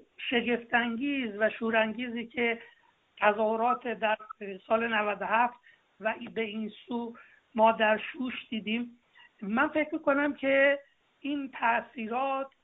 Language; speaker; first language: Persian; native; Persian